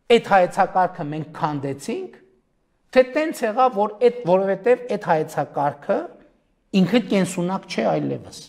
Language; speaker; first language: Armenian; native; Armenian